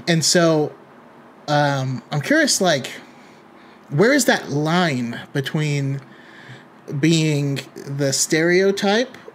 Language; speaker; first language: English; native; English